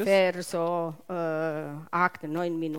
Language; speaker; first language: German; non-native, learner; Italian